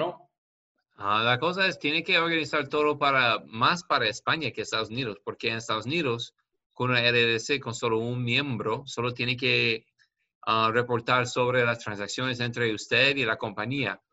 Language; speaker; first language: Spanish; non-native, learner; English